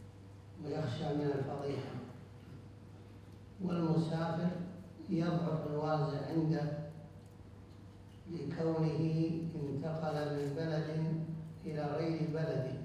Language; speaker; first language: Arabic; native; Arabic